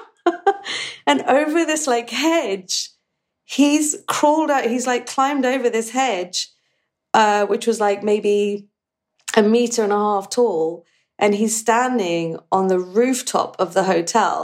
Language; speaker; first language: English; native; English